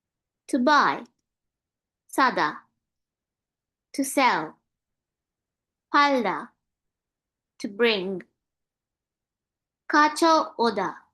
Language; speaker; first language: Korean; non-native, learner; English